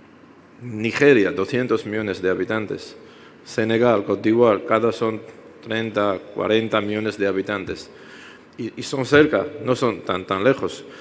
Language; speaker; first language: Spanish; non-native, fluent; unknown